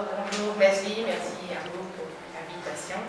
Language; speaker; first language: French; non-native, learner; Spanish